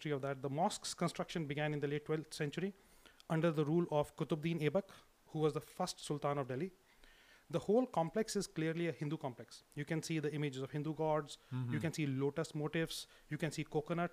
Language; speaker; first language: English; non-native, local second language; Hindi